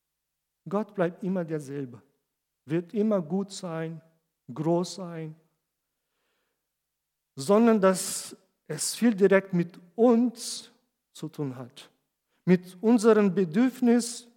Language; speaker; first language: German; non-native, fluent; Portuguese